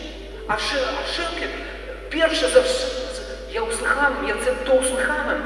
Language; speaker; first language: Polish; non-native, learner; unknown